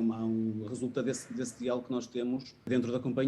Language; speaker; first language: Portuguese; native; Portuguese